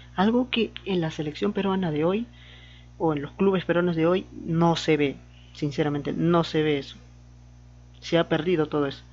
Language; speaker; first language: Spanish; native; Spanish